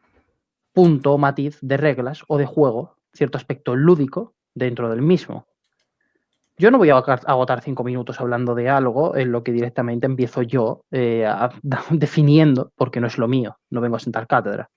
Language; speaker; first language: Spanish; native; Spanish